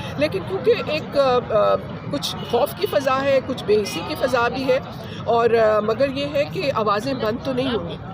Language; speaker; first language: Urdu; non-native, local second language; Punjabi